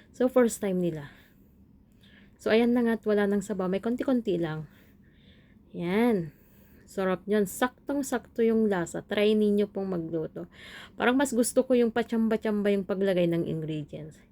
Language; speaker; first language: Filipino; non-native, local second language; Iloko